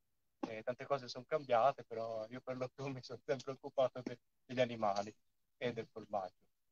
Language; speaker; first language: Italian; native; Italian